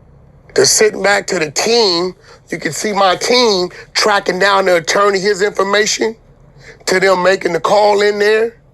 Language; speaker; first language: English; native; English